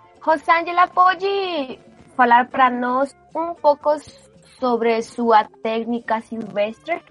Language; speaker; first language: Portuguese; non-native, learner; Spanish